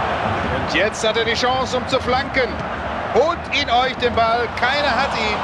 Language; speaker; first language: German; native; German